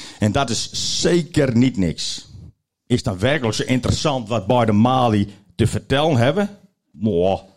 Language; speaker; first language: Dutch; non-native, local second language; Western Frisian